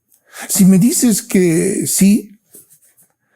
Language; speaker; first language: Spanish; native; Spanish